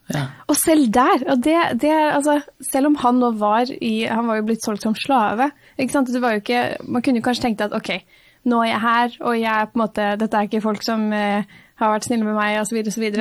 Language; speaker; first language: Norwegian; native; Norwegian